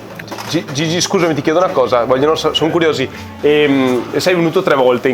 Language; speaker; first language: Italian; native; Italian